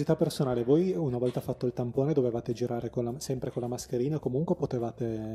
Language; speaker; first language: Italian; native; Italian